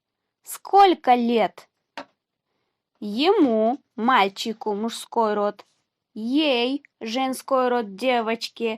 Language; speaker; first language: Russian; non-native, fluent; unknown